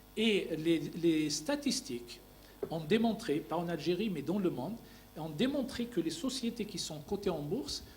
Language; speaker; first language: French; non-native, local second language; Arabic